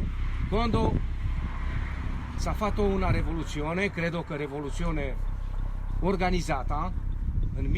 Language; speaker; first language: Italian; non-native, learner; Romanian